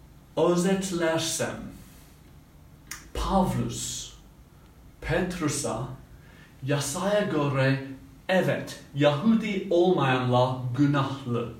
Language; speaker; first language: Turkish; non-native, fluent; English